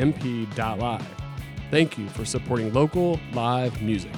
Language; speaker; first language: English; native; English